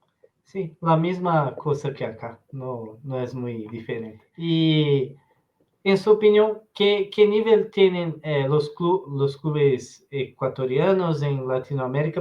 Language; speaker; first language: Spanish; non-native, learner; Portuguese